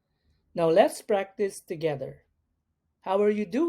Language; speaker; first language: English; non-native, local second language; Cebuano